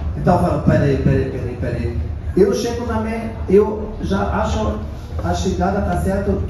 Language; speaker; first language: Portuguese; non-native, fluent; German